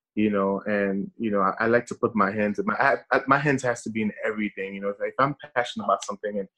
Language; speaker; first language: English; early bilingual, other home language; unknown